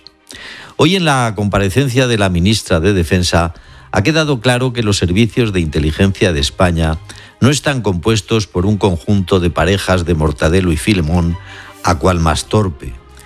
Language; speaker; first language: Spanish; native; Spanish